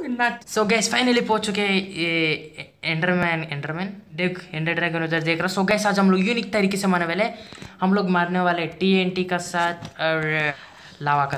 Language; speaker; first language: Hindi; native; Hindi